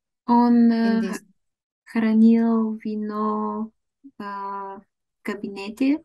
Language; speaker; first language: Russian; non-native, learner; Bulgarian